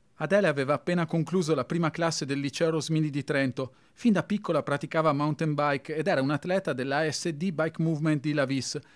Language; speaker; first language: Italian; native; Italian